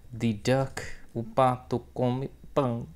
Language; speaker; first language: Portuguese; non-native, learner; English